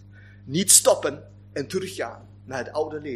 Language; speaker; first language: Dutch; non-native, fluent; German